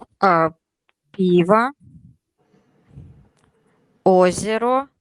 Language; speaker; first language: Ukrainian; non-native, learner; Russian